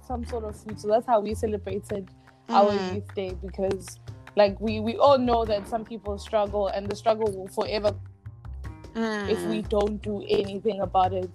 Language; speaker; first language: English; non-native, local second language; Zulu